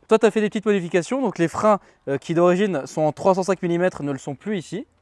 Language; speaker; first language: French; early bilingual, other home language; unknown